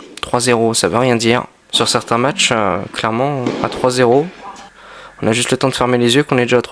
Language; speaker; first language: French; native; French